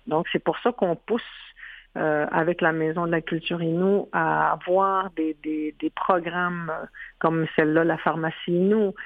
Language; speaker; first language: French; non-native, local second language; Innu-aimun